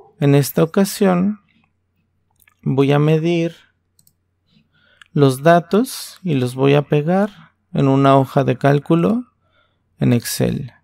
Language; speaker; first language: Spanish; native; Spanish